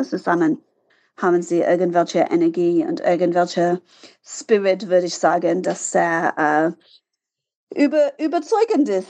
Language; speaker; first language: German; non-native, fluent; English